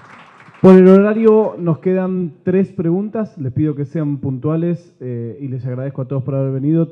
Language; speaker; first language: Spanish; native; Spanish